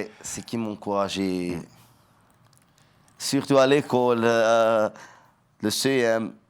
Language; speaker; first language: French; non-native, learner; Arabic